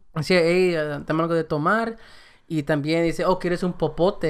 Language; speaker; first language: Spanish; early bilingual, heritage; Spanish